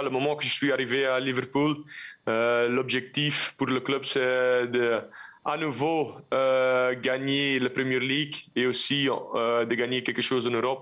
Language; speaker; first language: French; non-native, local second language; Dutch